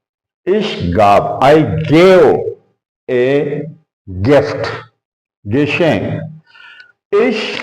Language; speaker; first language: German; non-native, fluent; Urdu